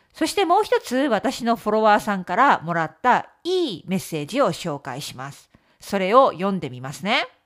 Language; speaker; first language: Japanese; native; Japanese